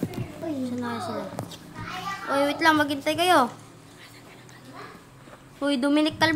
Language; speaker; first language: Filipino; native; Filipino